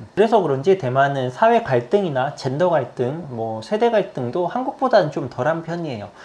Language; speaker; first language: Korean; native; Korean